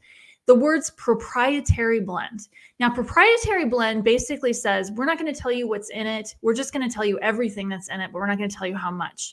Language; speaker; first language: English; native; English